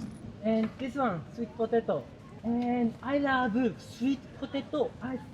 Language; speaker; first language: English; non-native, learner; Japanese